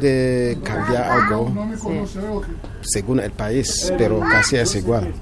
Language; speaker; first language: Spanish; non-native, fluent; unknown